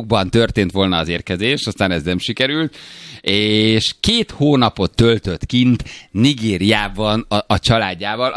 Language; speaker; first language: Hungarian; native; Hungarian